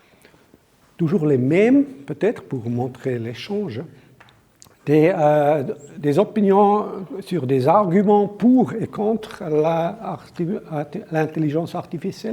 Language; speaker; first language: French; non-native, local second language; German